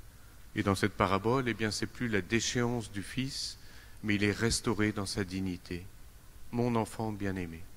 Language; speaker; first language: French; native; French